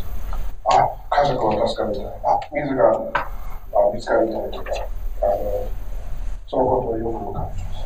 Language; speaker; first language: Japanese; non-native, learner; English